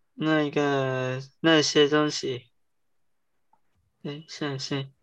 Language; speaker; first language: Chinese; early bilingual, heritage; Chinese